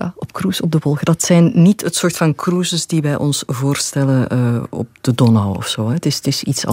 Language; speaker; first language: Dutch; native; Dutch